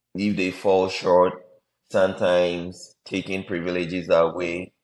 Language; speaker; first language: English; non-native, local second language; Akan